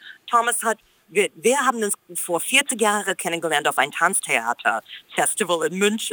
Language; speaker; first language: German; non-native, fluent; English